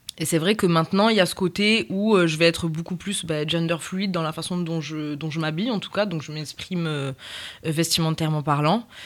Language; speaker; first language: French; native; French